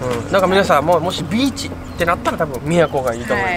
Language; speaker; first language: Japanese; native; Japanese